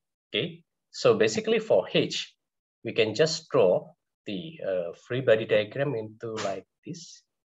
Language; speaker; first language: English; non-native, fluent; Indonesian